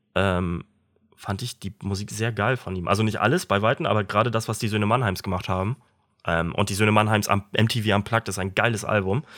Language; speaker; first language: German; native; German